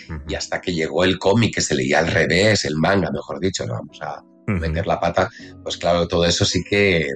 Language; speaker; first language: Spanish; native; Spanish